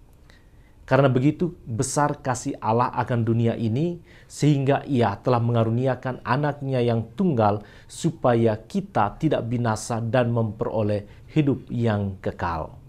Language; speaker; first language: Indonesian; native; Indonesian